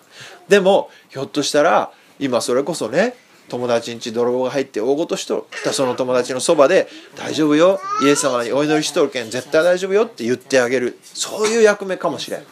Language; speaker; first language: Japanese; native; Japanese